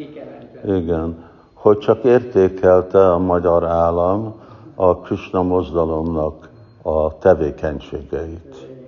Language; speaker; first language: Hungarian; non-native, fluent; English